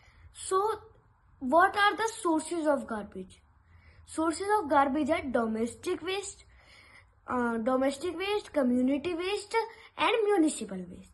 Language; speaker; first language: English; non-native, local second language; Hindi